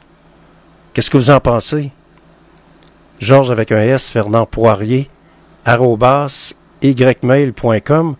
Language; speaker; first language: French; native; French